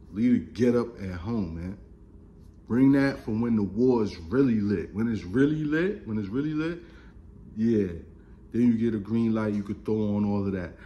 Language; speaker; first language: English; native; English